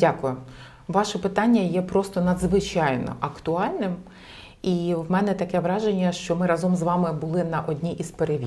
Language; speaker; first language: Ukrainian; native; Ukrainian